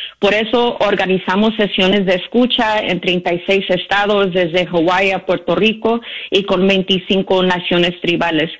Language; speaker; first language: Spanish; early bilingual, heritage; Spanish